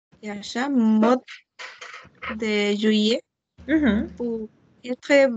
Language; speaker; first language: French; non-native, learner; Spanish